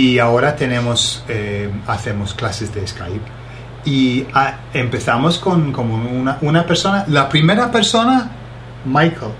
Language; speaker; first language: Spanish; non-native, fluent; English